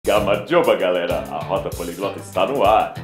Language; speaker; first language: Portuguese; native; Portuguese